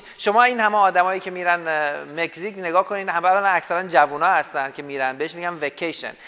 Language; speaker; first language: Persian; native; Persian